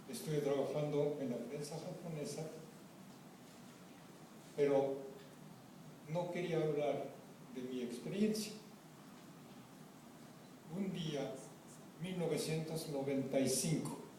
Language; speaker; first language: Spanish; non-native, fluent; Japanese